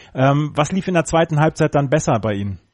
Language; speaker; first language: German; native; German